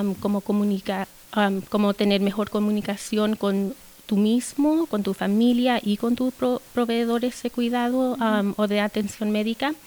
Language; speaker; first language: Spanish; early bilingual, heritage; Spanish